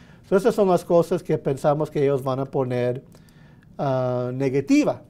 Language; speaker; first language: Spanish; early bilingual, heritage; Spanish